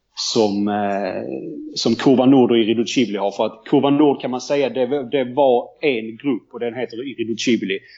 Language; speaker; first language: Swedish; native; Swedish